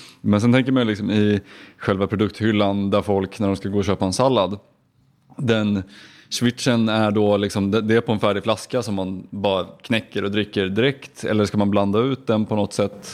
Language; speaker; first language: Swedish; native; Swedish